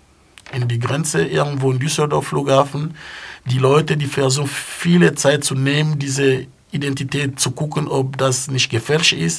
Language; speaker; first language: German; non-native, fluent; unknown